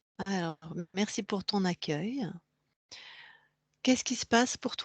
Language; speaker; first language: French; native; French